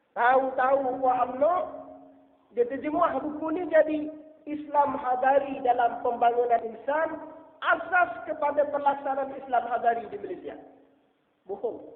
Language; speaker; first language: Malay; native; Malay